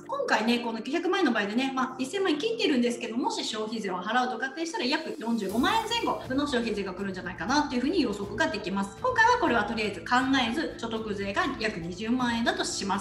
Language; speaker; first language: Japanese; native; Japanese